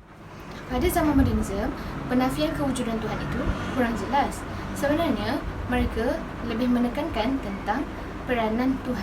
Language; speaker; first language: Malay; native; Malay